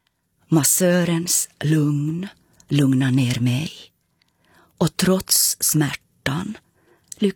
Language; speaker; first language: Swedish; native; Swedish